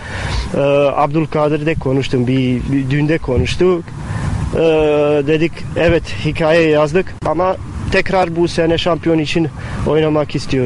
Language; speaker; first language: Turkish; non-native, fluent; Bosnian